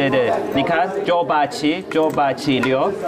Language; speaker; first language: Chinese; non-native, fluent; Turkish